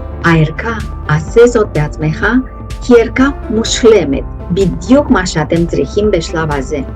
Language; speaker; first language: Hebrew; native; Hebrew